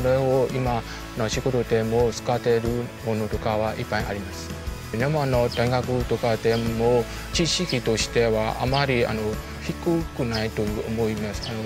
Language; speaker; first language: Japanese; non-native, fluent; Burmese